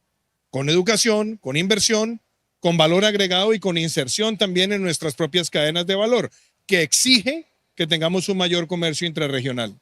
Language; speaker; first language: Spanish; native; Spanish